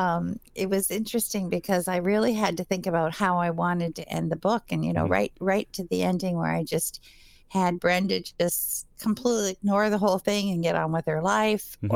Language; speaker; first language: English; native; English